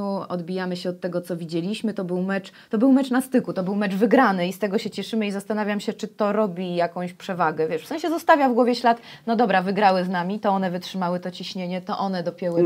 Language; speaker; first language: Polish; native; Polish